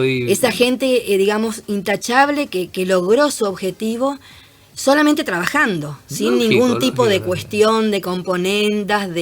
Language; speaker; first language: Spanish; native; Spanish